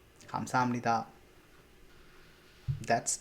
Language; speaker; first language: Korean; non-native, fluent; Hindi